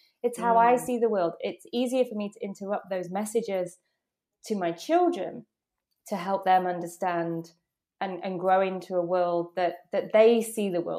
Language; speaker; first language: English; native; English